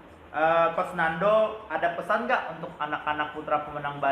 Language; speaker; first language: Indonesian; native; Indonesian